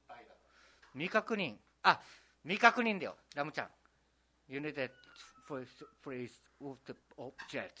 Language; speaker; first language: Japanese; native; Japanese